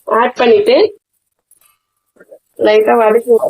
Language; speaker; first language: Tamil; native; Tamil